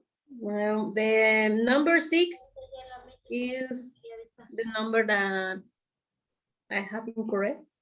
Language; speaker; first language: English; non-native, learner; Spanish